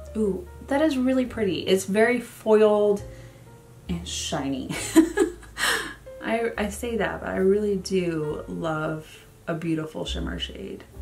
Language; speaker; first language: English; native; English